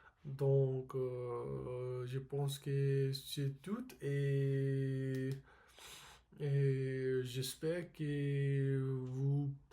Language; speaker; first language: French; non-native, learner; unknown